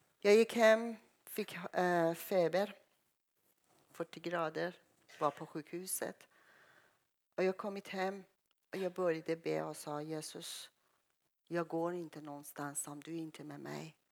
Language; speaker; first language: Swedish; non-native, fluent; Persian